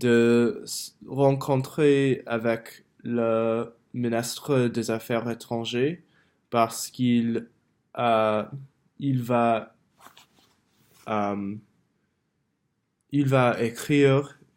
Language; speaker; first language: French; non-native, learner; English